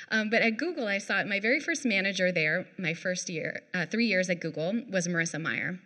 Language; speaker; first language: English; native; English